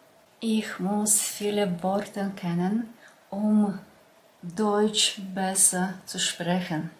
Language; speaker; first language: German; non-native, learner; Russian